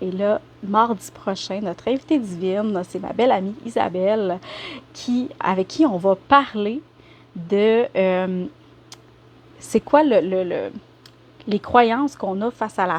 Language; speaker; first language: French; native; French